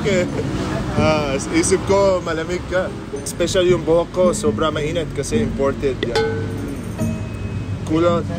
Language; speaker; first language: Filipino; non-native, learner; Arabic